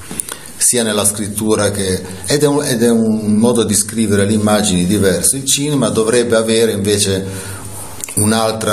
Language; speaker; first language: Italian; native; Italian